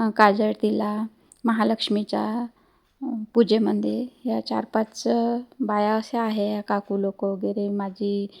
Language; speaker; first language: Marathi; non-native, local second language; Hindi